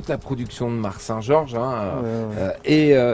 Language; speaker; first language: French; native; French